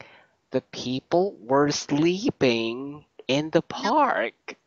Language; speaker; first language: English; non-native, fluent; Russian